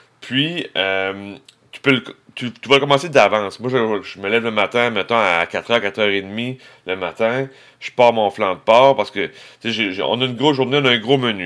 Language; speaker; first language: French; native; French